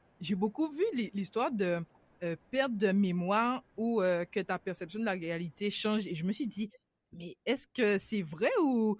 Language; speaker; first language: French; native; French